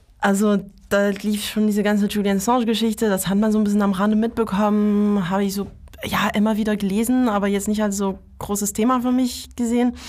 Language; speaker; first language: German; non-native, fluent; French